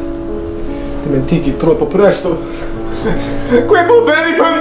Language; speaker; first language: Italian; non-native, learner; English